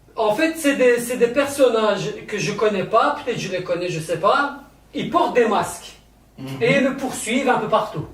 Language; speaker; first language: French; early bilingual, other home language; Turkish